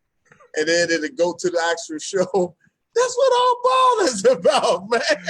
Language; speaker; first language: English; native; English